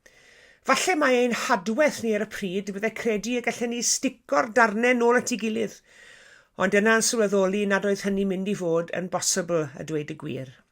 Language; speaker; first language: Welsh; native; Welsh